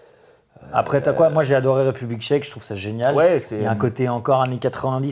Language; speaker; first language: French; native; French